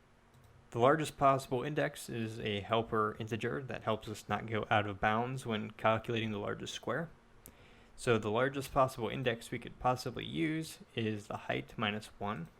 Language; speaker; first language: English; native; English